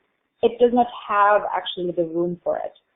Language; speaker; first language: English; non-native, fluent; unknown